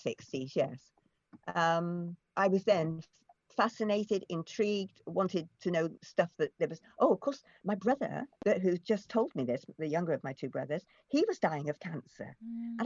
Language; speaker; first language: English; native; English